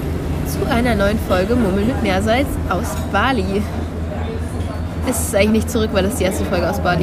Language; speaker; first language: German; native; German